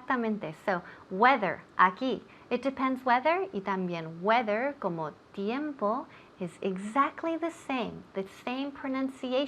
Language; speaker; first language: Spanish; non-native, fluent; English